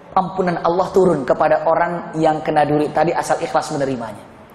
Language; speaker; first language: Indonesian; non-native, fluent; Sundanese